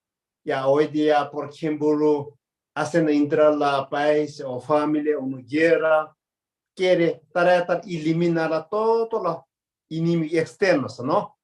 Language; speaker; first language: Spanish; non-native, learner; Tibetan